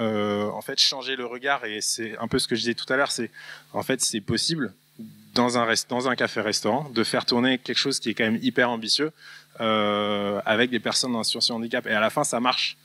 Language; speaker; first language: French; native; French